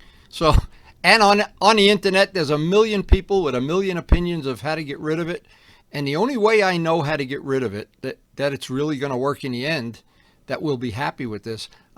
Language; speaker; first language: English; native; English